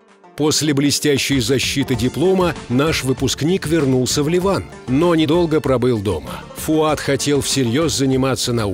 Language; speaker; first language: Russian; native; Russian